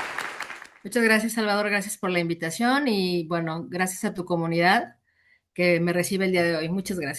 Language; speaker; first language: Spanish; native; Spanish